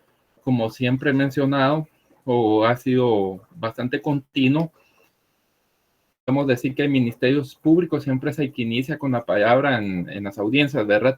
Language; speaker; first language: Spanish; native; Spanish